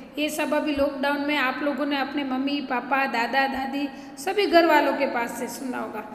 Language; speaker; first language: Hindi; non-native, local second language; Gujarati